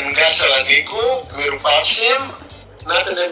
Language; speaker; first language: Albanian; non-native, learner; Greek